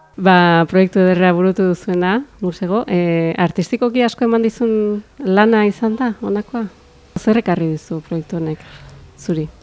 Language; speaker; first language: Basque; native; Basque